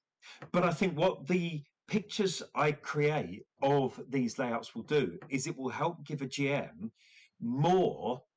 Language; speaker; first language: English; native; English